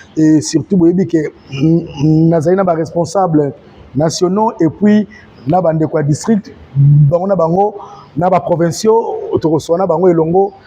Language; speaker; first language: Lingala; native; Lingala